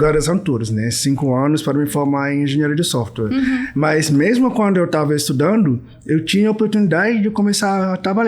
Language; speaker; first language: Portuguese; non-native, fluent; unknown